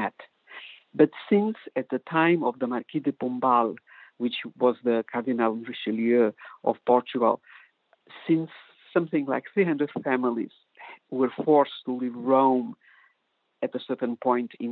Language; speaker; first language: English; non-native, fluent; Portuguese